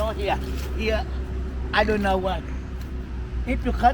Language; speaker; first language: English; non-native, learner; Vietnamese